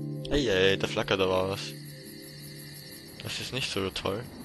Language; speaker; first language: German; native; German